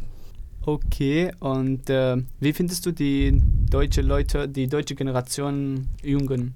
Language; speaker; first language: German; non-native, learner; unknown